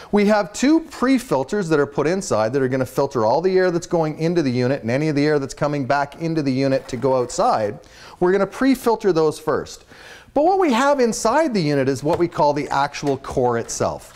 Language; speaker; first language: English; native; English